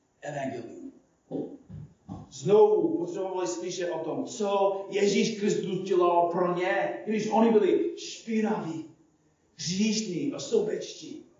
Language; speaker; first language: Czech; non-native, fluent; English